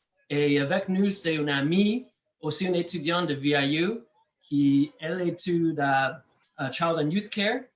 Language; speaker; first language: French; non-native, learner; English